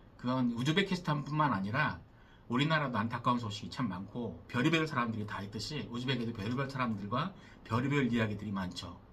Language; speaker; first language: Korean; native; Korean